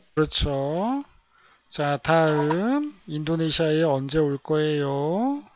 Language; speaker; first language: Korean; native; Korean